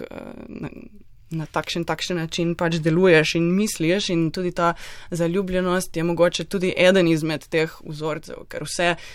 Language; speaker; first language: Slovenian; native; Slovenian